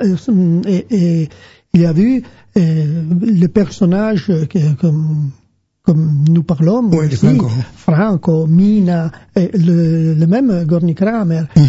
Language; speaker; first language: French; non-native, learner; Italian